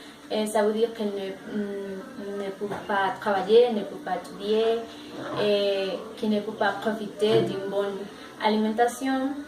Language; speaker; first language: French; non-native, learner; Spanish